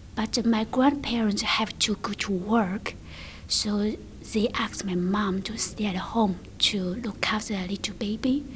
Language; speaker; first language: English; non-native, learner; Chinese